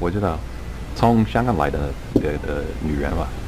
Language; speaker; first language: Chinese; non-native, learner; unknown